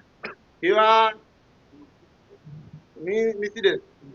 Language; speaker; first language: Japanese; non-native, learner; Bangla